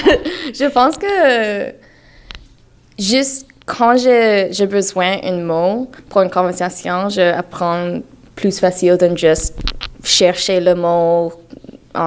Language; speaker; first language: French; non-native, learner; English